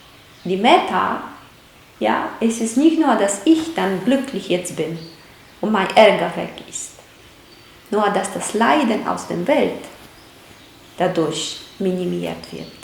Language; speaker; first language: German; non-native, fluent; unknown